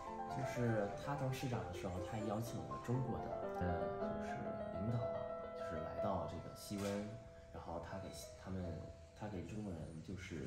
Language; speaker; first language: Chinese; early bilingual, heritage; Chinese